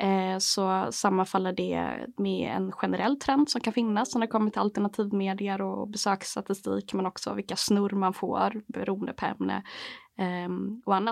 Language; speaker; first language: Swedish; native; Swedish